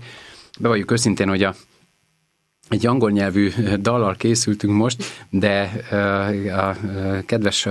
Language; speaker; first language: Hungarian; native; Hungarian